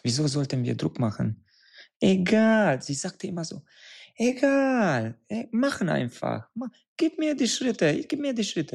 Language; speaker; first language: German; non-native, fluent; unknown